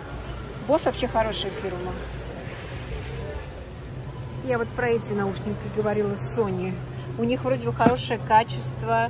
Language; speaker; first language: Russian; native; Russian